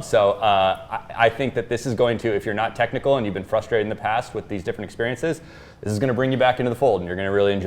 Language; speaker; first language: English; native; English